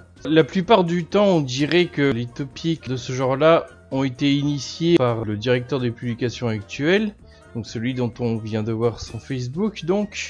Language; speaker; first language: French; native; French